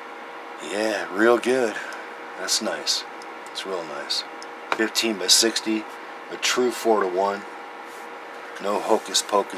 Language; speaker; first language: English; native; English